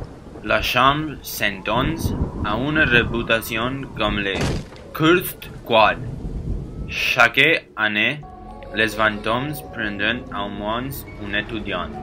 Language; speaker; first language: French; non-native, learner; English